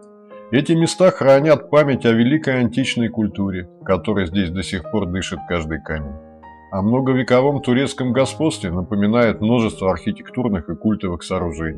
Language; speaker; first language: Russian; native; Russian